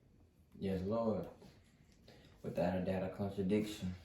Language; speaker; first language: English; native; English